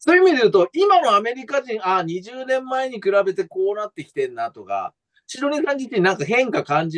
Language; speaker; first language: Japanese; native; Japanese